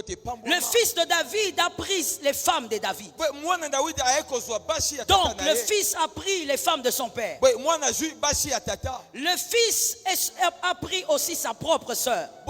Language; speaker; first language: French; non-native, local second language; Lingala